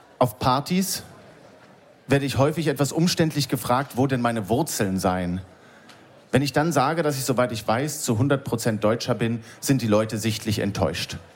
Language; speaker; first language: German; native; German